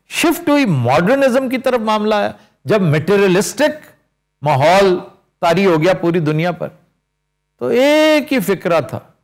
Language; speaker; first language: Urdu; native; Urdu